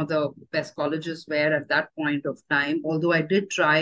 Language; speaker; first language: English; non-native, local second language; Tamil